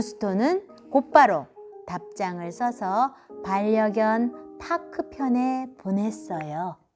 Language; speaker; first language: Korean; native; Korean